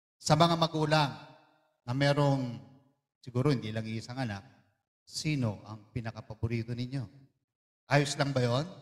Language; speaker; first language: Filipino; non-native, local second language; Iloko